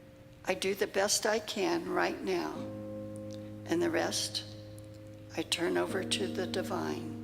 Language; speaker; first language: English; native; English